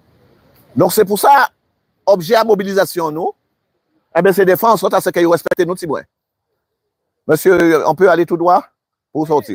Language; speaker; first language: French; native; French